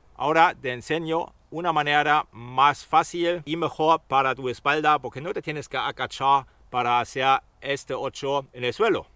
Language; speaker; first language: Spanish; non-native, fluent; German